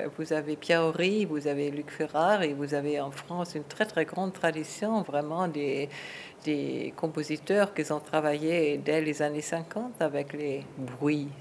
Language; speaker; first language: French; non-native, fluent; German